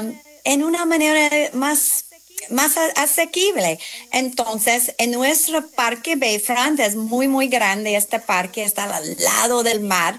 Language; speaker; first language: Spanish; non-native, fluent; English